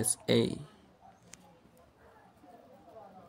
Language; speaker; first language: Arabic; native; Arabic